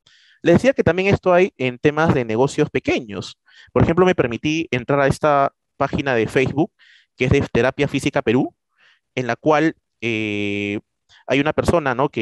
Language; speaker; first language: Spanish; native; Spanish